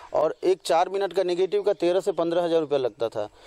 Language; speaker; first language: Hindi; non-native, local second language; Maithili